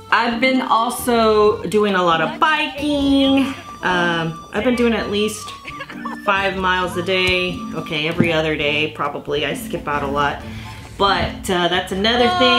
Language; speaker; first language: English; early bilingual, other home language; Spanish